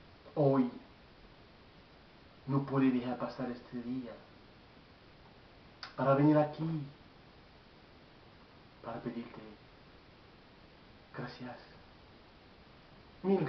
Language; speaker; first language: Spanish; non-native, learner; Haitian Creole